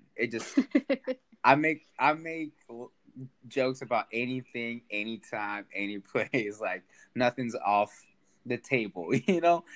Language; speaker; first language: English; early bilingual, other home language; Spanish